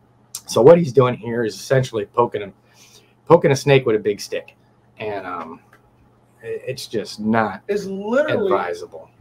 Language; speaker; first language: English; native; English